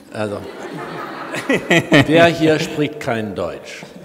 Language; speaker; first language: German; non-native, fluent; English